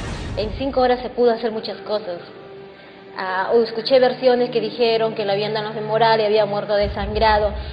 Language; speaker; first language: Spanish; native; Spanish